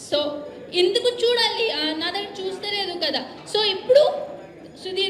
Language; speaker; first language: Telugu; non-native, learner; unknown